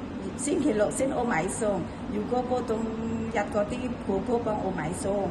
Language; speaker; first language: Cantonese; non-native, learner; Indonesian